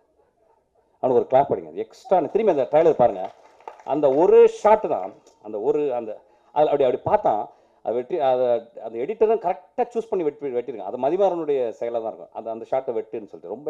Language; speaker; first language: Tamil; native; Tamil